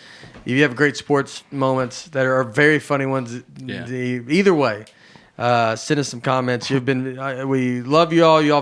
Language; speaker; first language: English; native; English